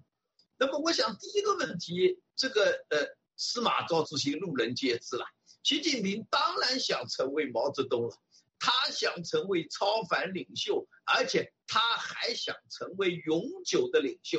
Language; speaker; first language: Chinese; native; Chinese